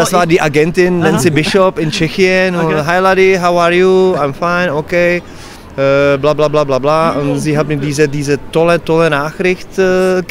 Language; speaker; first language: German; non-native, learner; Czech